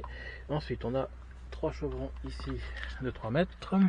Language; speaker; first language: French; native; French